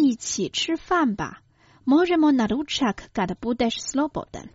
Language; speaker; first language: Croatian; non-native, fluent; Chinese